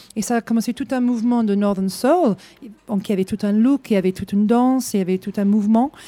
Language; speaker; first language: French; non-native, fluent; English